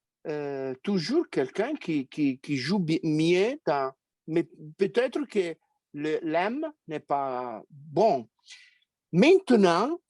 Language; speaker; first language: French; non-native, fluent; Italian